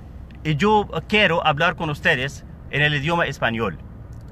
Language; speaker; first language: Spanish; non-native, learner; Pashto